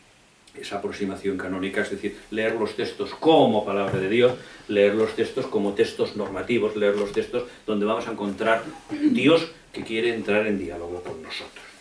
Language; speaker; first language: Spanish; native; Spanish